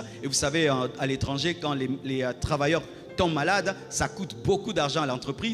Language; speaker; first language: French; non-native, local second language; Lingala